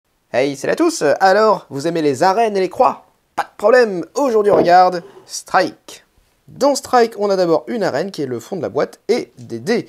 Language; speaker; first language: French; native; French